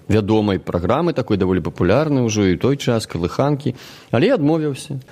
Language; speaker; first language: Belarusian; native; Belarusian